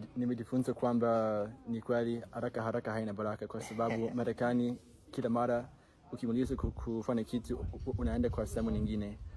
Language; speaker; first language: Swahili; non-native, fluent; English